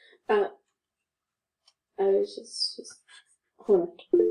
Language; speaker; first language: English; native; English